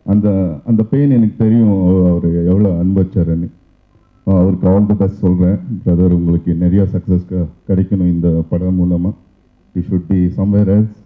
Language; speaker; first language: Tamil; non-native, learner; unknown